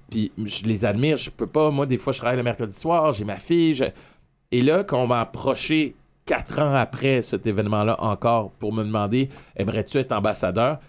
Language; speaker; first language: French; native; French